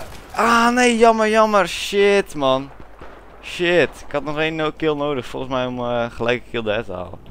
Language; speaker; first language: Dutch; native; Dutch